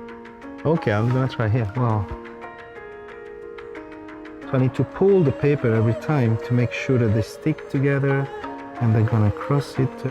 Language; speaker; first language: English; non-native, fluent; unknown